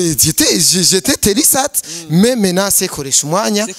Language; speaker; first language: French; non-native, learner; Rundi